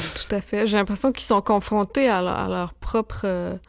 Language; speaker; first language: French; native; French